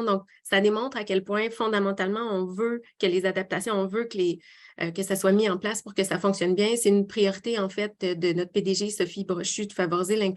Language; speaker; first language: French; native; French